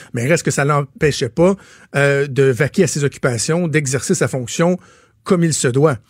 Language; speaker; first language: French; native; French